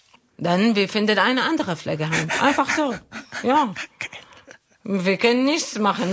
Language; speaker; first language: German; non-native, learner; Arabic